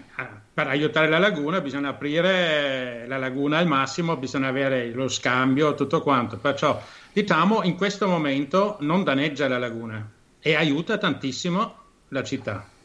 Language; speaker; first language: Italian; non-native, fluent; German